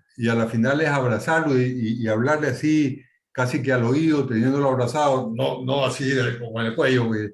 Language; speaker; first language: Spanish; native; Spanish